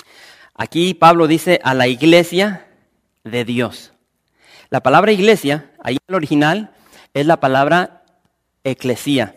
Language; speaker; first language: Spanish; native; Spanish